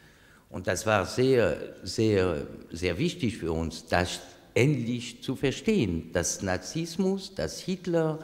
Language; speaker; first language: German; non-native, fluent; French